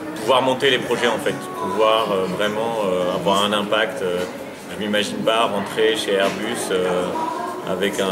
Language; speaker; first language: French; early bilingual, other home language; Arabic